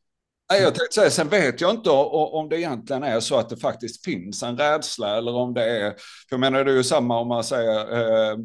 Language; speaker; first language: Swedish; native; Swedish